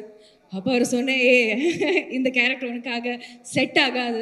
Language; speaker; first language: Tamil; non-native, learner; Malayalam